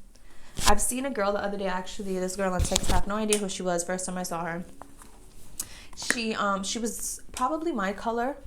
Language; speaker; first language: English; native; English